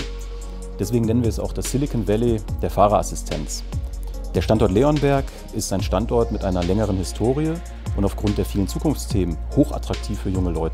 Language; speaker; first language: German; native; German